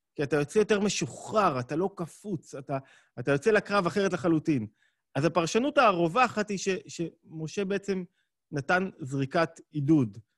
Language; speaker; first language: Hebrew; native; Hebrew